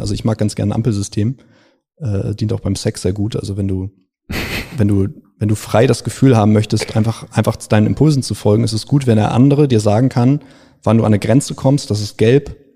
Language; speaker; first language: German; native; German